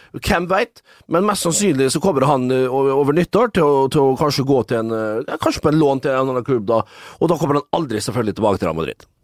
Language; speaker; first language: Norwegian; native; Norwegian